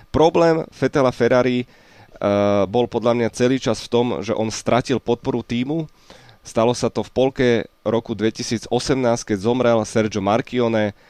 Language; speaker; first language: Slovak; native; Slovak